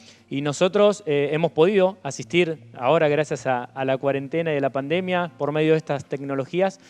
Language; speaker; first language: Spanish; native; Spanish